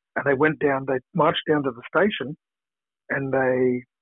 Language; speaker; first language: English; native; English